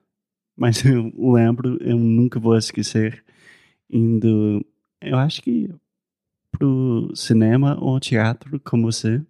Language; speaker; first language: Portuguese; non-native, fluent; English